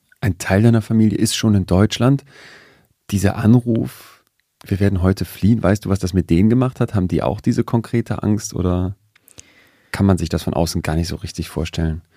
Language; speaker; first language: German; native; German